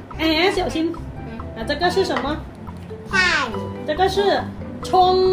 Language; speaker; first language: Chinese; non-native, fluent; Thai